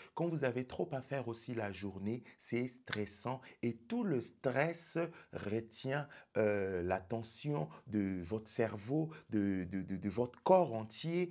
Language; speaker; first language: French; non-native, local second language; Lingala